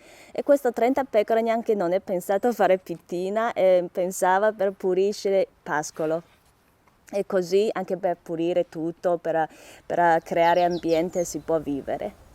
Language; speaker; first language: Italian; non-native, learner; Chinese